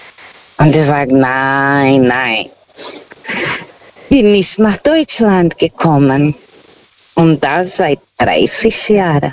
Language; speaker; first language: German; non-native, fluent; Portuguese